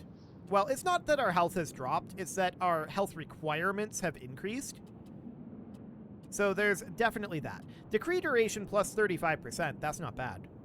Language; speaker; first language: English; native; English